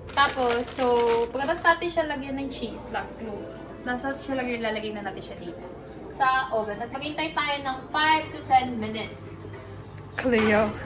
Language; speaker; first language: Filipino; native; Filipino